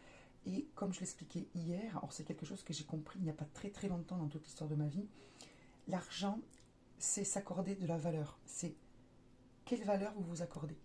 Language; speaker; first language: French; native; French